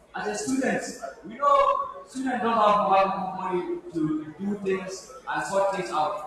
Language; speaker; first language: English; non-native, local second language; Hausa